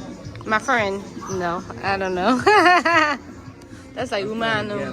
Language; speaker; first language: English; native; English